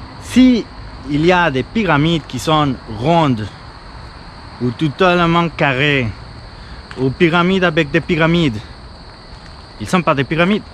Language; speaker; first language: French; non-native, fluent; Spanish